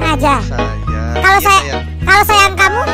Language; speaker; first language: Indonesian; native; Indonesian